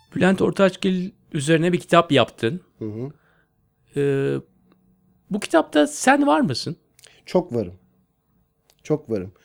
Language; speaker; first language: Turkish; non-native, local second language; Kurdish